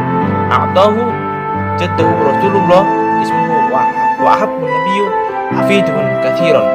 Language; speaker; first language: Arabic; non-native, learner; Indonesian